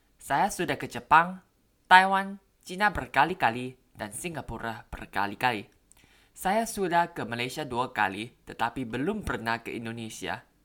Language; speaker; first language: Indonesian; non-native, learner; Thai